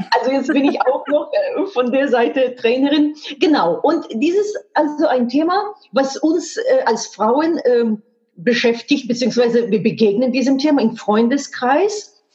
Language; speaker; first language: German; non-native, fluent; Russian